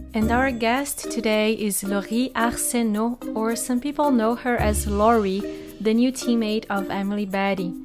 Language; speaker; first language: English; non-native, fluent; Portuguese